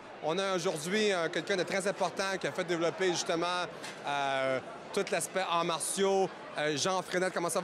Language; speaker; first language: French; native; French